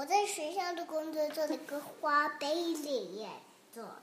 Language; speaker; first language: Chinese; early bilingual, heritage; Chinese